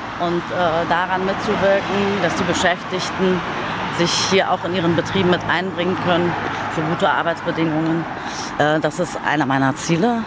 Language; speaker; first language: German; early bilingual, other home language; Turkish